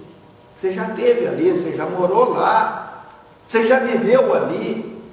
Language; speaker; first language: Portuguese; native; Portuguese